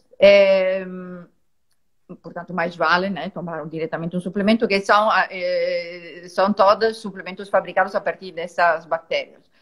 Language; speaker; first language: Portuguese; non-native, fluent; Italian